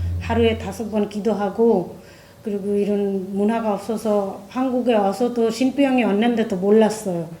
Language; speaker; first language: Korean; non-native, fluent; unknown